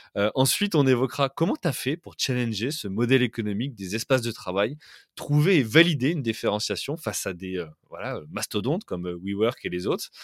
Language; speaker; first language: French; native; French